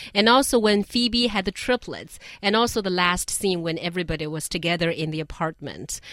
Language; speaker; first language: English; non-native, fluent; Chinese